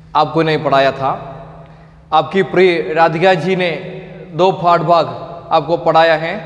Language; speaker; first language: Hindi; non-native, local second language; Malayalam